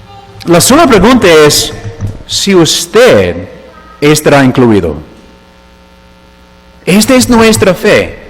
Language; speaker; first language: Spanish; non-native, fluent; English